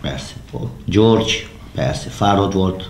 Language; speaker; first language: Hungarian; non-native, learner; Romanian